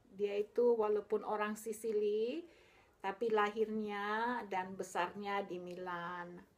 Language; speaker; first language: Indonesian; native; Indonesian